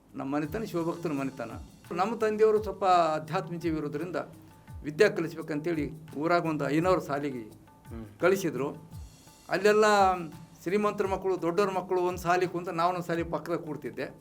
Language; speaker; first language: Kannada; native; Kannada